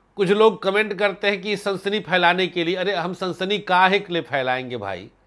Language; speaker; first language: Hindi; native; Hindi